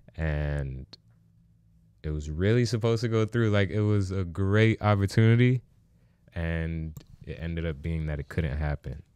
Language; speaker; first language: English; native; English